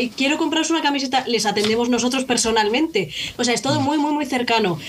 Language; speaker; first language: Spanish; native; Spanish